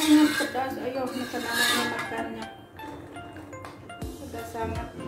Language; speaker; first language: Indonesian; non-native, local second language; Sundanese